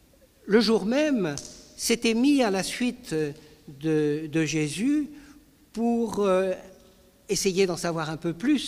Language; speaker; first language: French; native; French